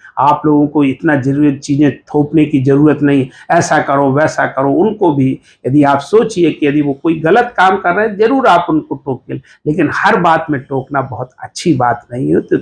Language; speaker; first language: Hindi; native; Hindi